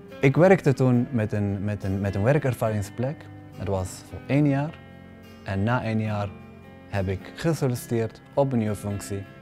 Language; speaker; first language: Dutch; non-native, fluent; Arabic